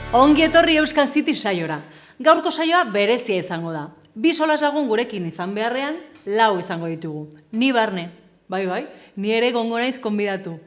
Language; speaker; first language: Basque; non-native, local second language; Spanish